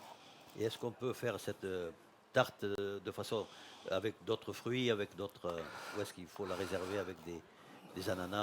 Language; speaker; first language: French; native; French